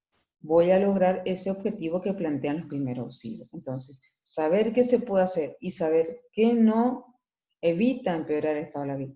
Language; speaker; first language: Spanish; native; Spanish